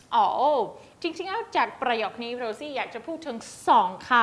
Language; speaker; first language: Thai; native; Thai